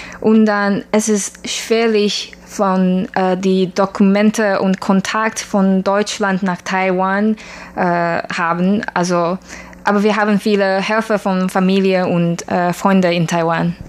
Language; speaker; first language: German; non-native, learner; Chinese